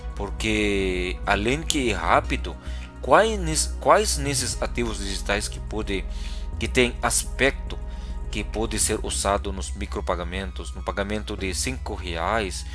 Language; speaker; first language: Portuguese; non-native, fluent; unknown